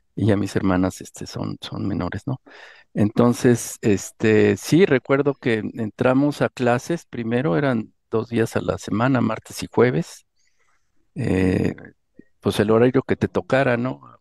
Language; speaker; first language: Spanish; native; Spanish